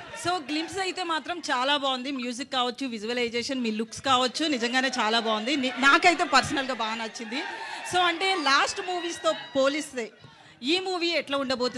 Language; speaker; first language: Telugu; native; Telugu